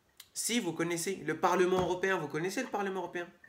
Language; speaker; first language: French; native; French